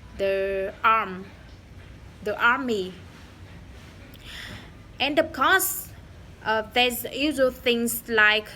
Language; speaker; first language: English; non-native, learner; Vietnamese